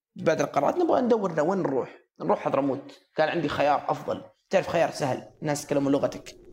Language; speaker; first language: Arabic; native; Arabic